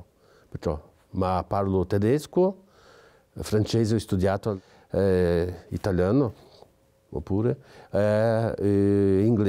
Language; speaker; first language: Italian; non-native, fluent; Portuguese